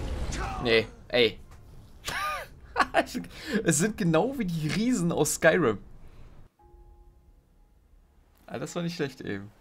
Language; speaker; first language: German; native; German